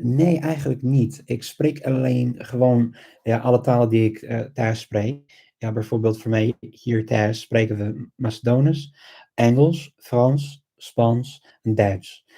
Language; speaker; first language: Dutch; non-native, fluent; English